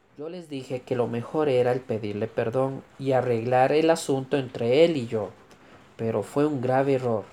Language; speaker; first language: Spanish; native; Spanish